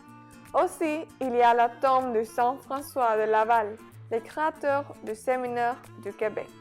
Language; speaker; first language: French; non-native, learner; Spanish